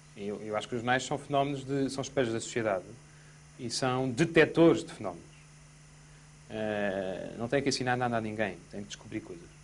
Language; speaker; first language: Portuguese; native; Portuguese